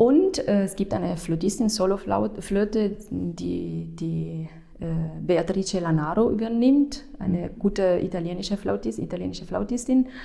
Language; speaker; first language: German; non-native, fluent; Italian